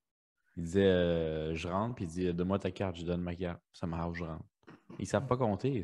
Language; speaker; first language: French; early bilingual, other home language; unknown